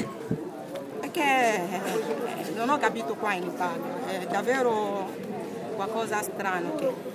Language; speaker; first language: Italian; non-native, learner; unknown